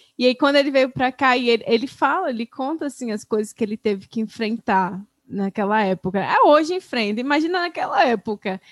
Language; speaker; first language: Portuguese; native; Portuguese